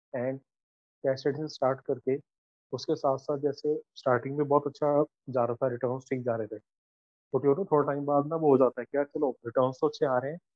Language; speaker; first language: Hindi; native; Hindi